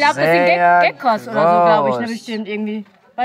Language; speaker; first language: German; native; German